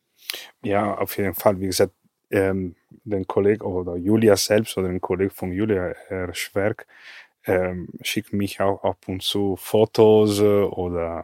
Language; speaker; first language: German; non-native, fluent; Italian